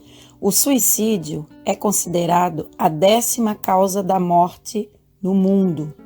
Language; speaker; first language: Portuguese; native; Portuguese